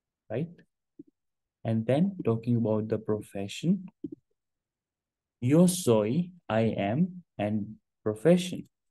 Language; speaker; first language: English; non-native, local second language; Hindi